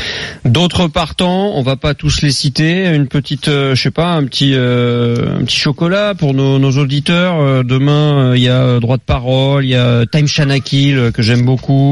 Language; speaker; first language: French; native; French